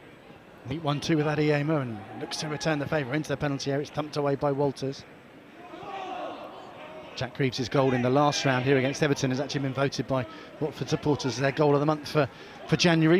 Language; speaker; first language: English; native; English